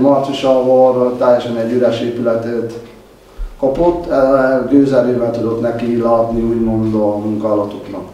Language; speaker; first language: Hungarian; native; Hungarian